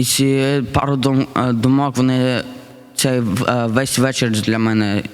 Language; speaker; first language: Ukrainian; early bilingual, heritage; Ukrainian